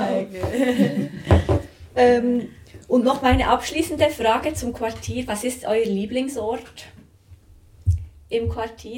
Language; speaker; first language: German; native; German